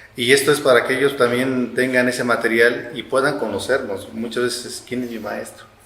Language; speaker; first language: Spanish; native; Spanish